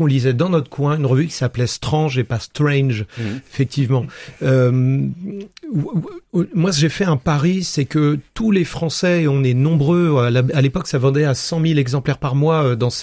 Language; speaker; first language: French; native; French